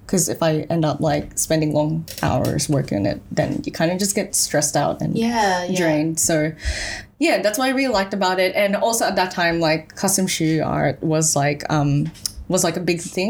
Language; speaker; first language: English; early bilingual, other home language; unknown